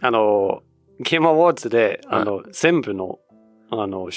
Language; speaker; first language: Japanese; non-native, learner; Danish